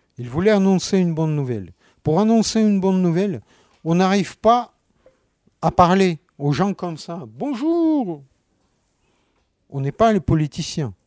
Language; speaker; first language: French; non-native, fluent; Russian